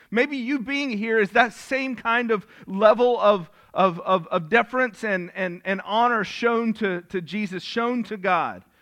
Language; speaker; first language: English; native; English